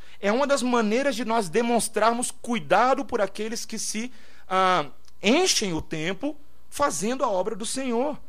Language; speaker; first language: Portuguese; native; Portuguese